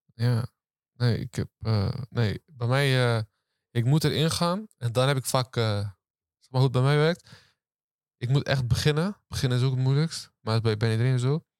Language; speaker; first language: Dutch; early bilingual, other home language; Turkish